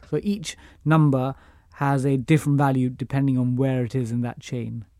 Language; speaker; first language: English; native; English